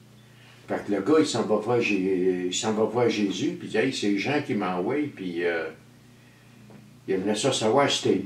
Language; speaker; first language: French; native; French